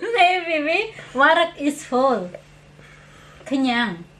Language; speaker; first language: English; non-native, learner; Indonesian